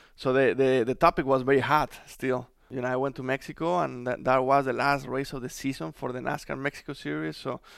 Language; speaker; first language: English; non-native, fluent; Spanish